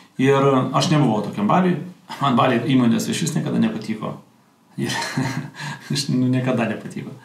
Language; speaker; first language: Lithuanian; non-native, local second language; Russian